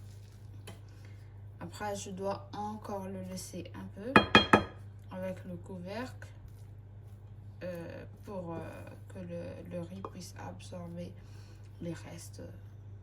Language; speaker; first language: French; non-native, local second language; Malagasy